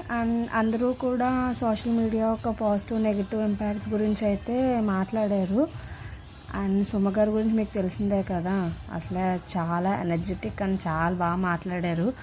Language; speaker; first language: Telugu; native; Telugu